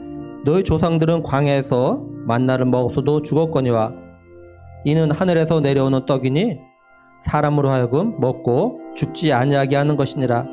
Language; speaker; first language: Korean; native; Korean